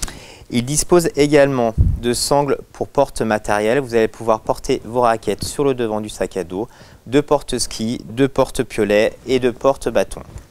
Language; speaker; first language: French; native; French